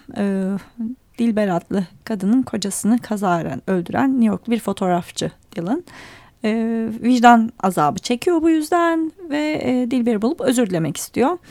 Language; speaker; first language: Turkish; native; Turkish